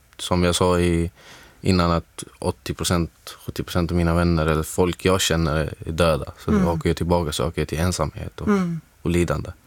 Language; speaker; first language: Swedish; non-native, fluent; Arabic